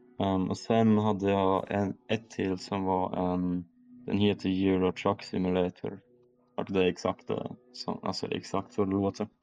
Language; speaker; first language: Swedish; early bilingual, other home language; German